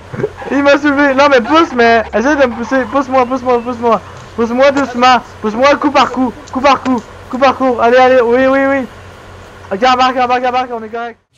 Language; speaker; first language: French; native; French